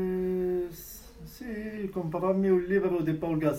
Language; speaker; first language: Spanish; non-native, fluent; Arabic